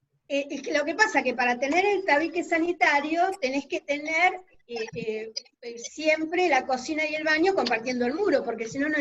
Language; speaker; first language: Spanish; native; Spanish